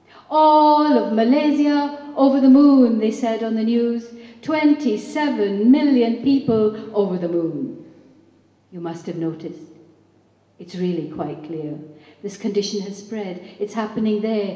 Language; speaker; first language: English; native; English